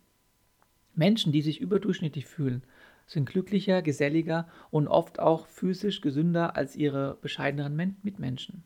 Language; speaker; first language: German; native; German